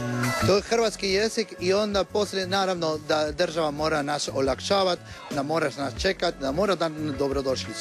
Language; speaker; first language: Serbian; non-native, learner; Spanish